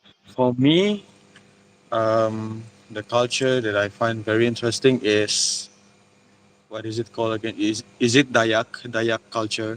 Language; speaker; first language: English; non-native, learner; Malay